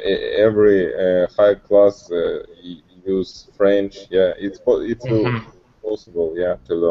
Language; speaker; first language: English; non-native, learner; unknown